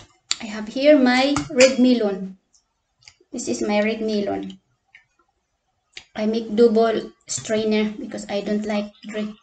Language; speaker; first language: English; non-native, local second language; Cebuano